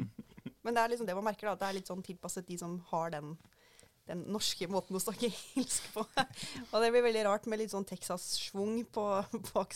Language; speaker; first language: Norwegian; native; Norwegian